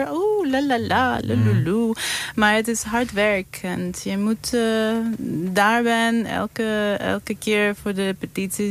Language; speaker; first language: Dutch; non-native, learner; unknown